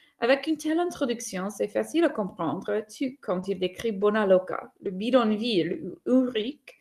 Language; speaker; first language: French; non-native, fluent; English